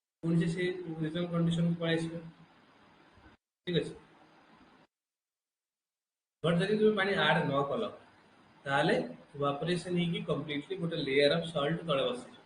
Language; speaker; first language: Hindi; non-native, local second language; Odia